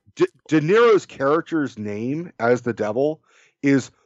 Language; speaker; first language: English; native; English